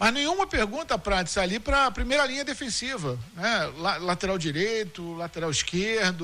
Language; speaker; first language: Portuguese; native; Portuguese